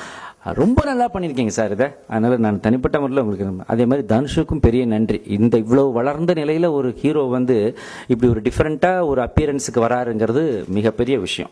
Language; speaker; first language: Tamil; native; Tamil